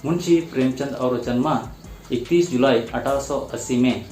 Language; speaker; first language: Hindi; non-native, local second language; Kannada